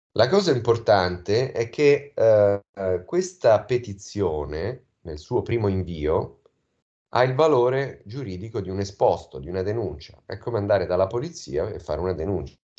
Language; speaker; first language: Italian; native; Italian